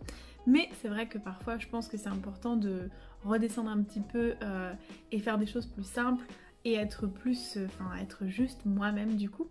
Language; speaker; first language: French; native; French